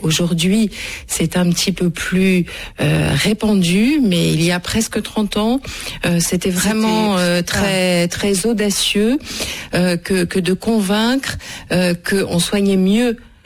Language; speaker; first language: French; native; French